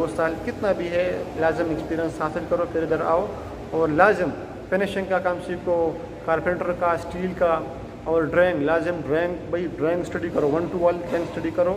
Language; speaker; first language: Hindi; non-native, local second language; Pashto